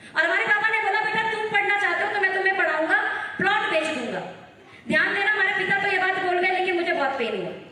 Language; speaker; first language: Hindi; native; Hindi